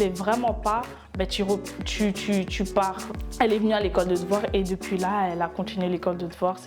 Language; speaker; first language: French; early bilingual, other home language; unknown